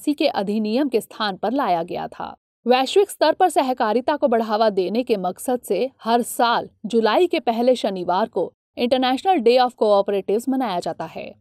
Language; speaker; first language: Hindi; native; Hindi